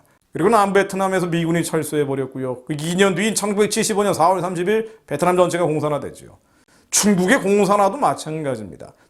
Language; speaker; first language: Korean; native; Korean